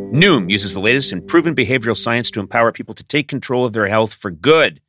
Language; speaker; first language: English; native; English